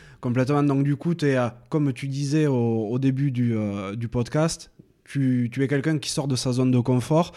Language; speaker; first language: French; native; French